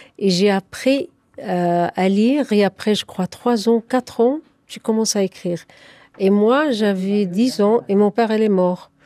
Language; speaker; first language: French; non-native, fluent; Arabic